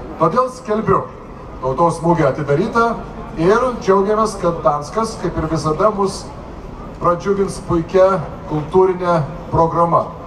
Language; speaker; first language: Lithuanian; native; Lithuanian